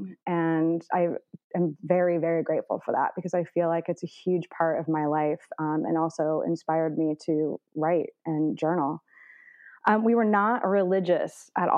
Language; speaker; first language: English; native; English